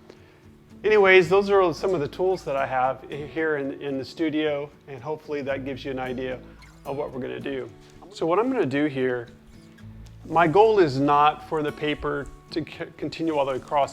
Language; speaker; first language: English; native; English